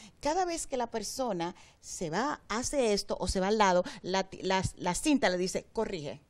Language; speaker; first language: Spanish; native; Spanish